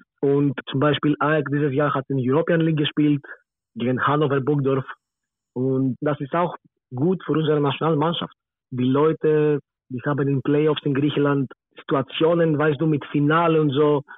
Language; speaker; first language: German; non-native, learner; Greek